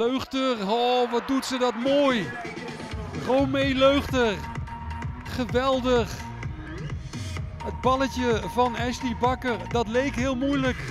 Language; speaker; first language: Dutch; native; Dutch